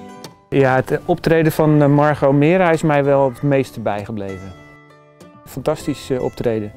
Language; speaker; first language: Dutch; native; Dutch